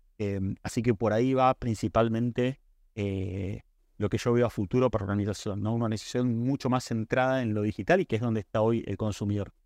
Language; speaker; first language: Spanish; native; Spanish